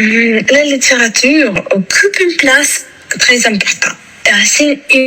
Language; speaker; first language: French; non-native, fluent; Russian